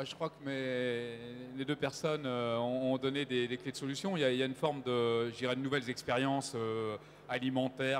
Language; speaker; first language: French; native; French